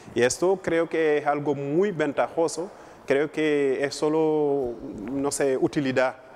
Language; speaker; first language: Spanish; non-native, fluent; Wolof